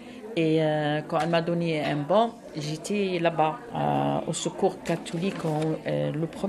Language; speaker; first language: French; non-native, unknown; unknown